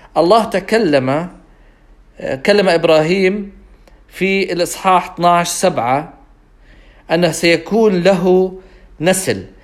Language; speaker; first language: Arabic; non-native, fluent; English